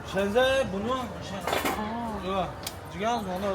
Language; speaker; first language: Chinese; non-native, local second language; Uyghur